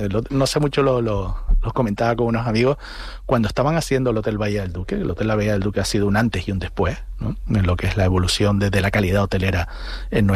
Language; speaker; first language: Spanish; native; Spanish